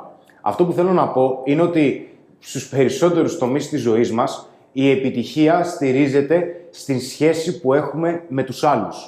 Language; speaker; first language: Greek; native; Greek